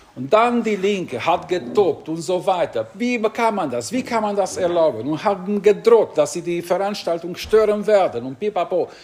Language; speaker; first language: German; non-native, fluent; Romanian